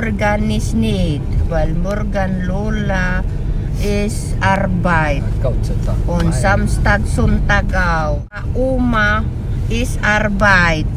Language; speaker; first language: German; non-native, learner; Filipino